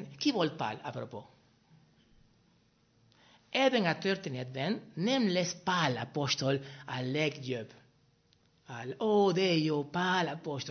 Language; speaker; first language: Hungarian; non-native, fluent; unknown